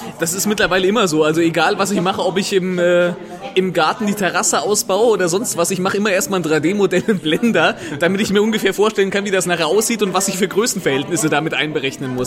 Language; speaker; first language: German; native; German